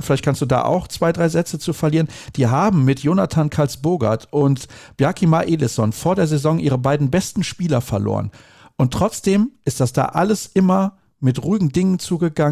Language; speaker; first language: German; native; German